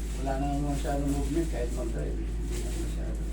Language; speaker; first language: Filipino; native; Filipino